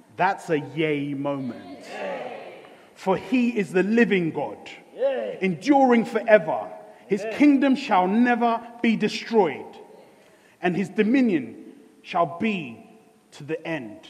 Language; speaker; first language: English; early bilingual, other home language; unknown